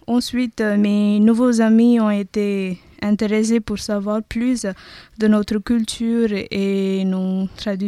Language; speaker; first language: French; non-native, learner; Tamil